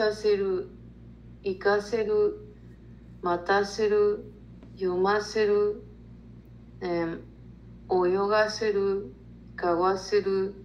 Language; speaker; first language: Japanese; non-native, learner; Spanish